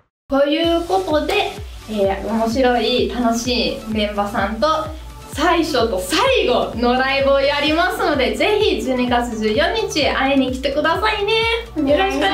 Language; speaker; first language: Japanese; non-native, fluent; Italian